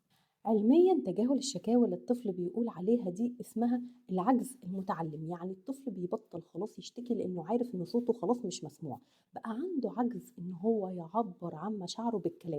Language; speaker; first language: Arabic; native; Arabic